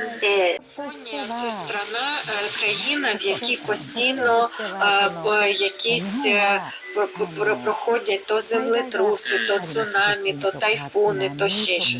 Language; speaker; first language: Ukrainian; non-native, fluent; Japanese